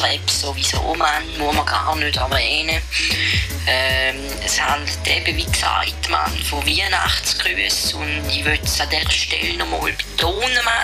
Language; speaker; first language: German; native; German